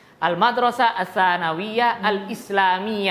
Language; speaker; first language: Arabic; non-native, fluent; Indonesian